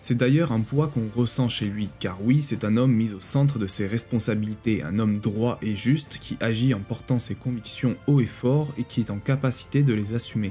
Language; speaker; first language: French; native; French